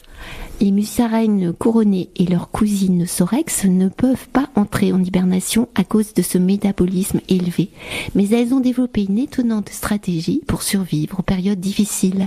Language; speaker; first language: French; native; French